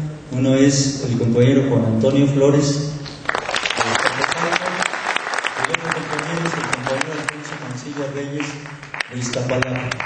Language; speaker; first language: Spanish; native; Spanish